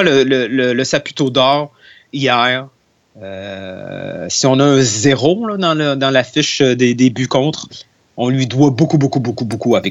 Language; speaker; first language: French; native; French